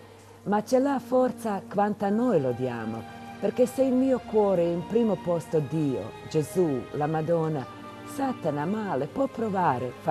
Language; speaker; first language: Italian; non-native, fluent; Croatian